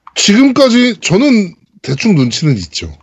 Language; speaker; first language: Korean; native; Korean